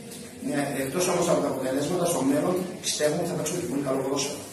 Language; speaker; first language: Greek; native; Greek